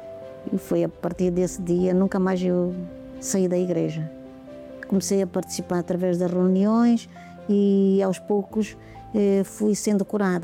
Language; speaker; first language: Portuguese; native; Portuguese